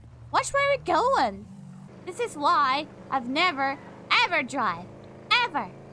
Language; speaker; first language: English; non-native, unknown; Japanese